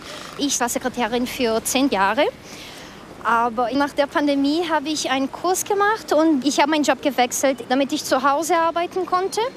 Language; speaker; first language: German; non-native, fluent; Portuguese